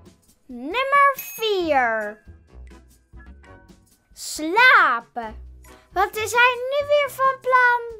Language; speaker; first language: Dutch; native; Dutch